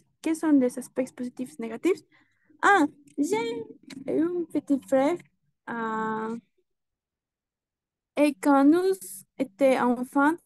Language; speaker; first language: French; non-native, learner; Spanish